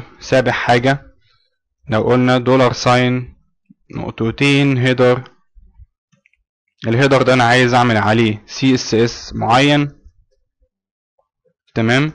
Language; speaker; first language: Arabic; native; Arabic